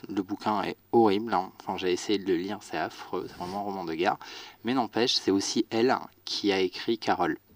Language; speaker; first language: French; native; French